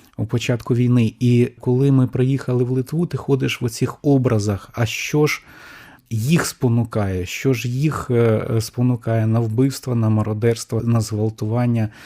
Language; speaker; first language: Ukrainian; native; Ukrainian